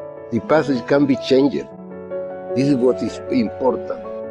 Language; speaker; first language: English; non-native, learner; Spanish